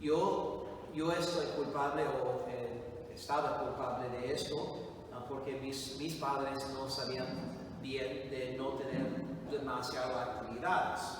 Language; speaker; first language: Spanish; non-native, fluent; English